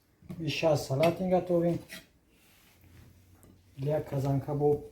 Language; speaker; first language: Russian; non-native, learner; Tajik